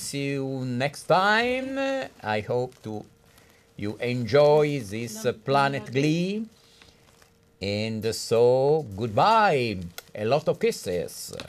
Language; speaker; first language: English; non-native, fluent; Italian